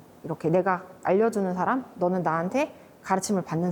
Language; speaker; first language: Korean; native; Korean